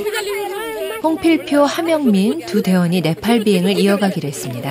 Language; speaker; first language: Korean; native; Korean